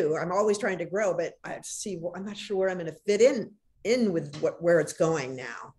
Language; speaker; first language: English; native; English